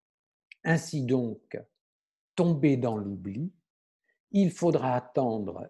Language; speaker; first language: French; native; French